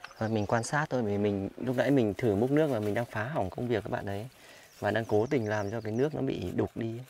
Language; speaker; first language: Vietnamese; native; Vietnamese